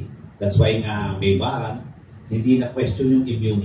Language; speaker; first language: Filipino; native; Filipino